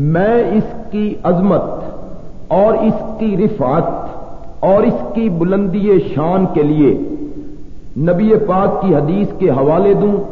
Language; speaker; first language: Urdu; non-native, local second language; Punjabi